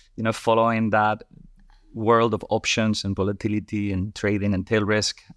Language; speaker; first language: English; non-native, fluent; Spanish